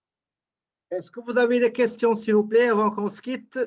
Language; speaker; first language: French; native; French